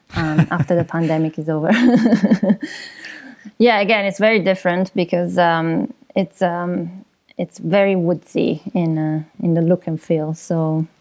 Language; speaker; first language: English; non-native, fluent; Italian